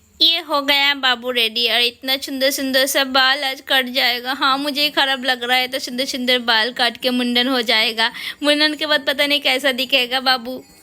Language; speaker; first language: Hindi; non-native, local second language; Bangla